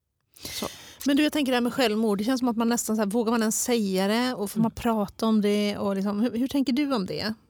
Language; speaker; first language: Swedish; native; Swedish